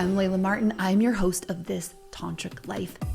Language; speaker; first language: English; native; English